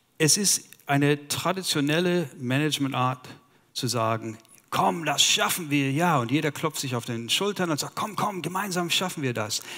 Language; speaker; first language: German; non-native, fluent; English